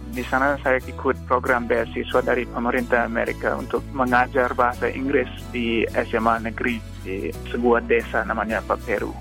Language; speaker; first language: Indonesian; non-native, fluent; English